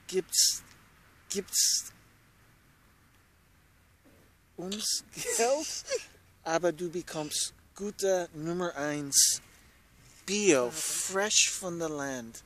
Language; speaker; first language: German; non-native, learner; English